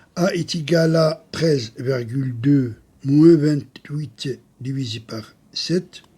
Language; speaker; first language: French; non-native, local second language; Arabic